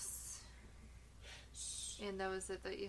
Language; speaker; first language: English; native; English